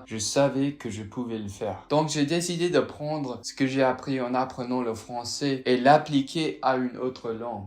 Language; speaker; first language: French; non-native, fluent; English